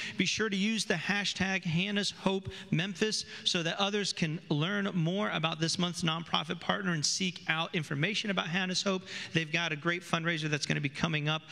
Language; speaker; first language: English; native; English